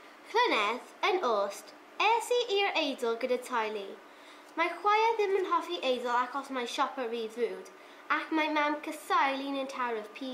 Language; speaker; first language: Welsh; non-native, learner; English